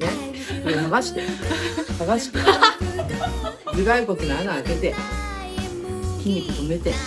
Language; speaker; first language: Japanese; native; Japanese